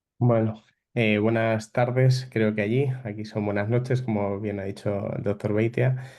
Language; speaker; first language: Spanish; native; Spanish